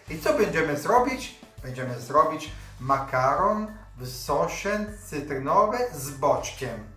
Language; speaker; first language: Polish; non-native, learner; Italian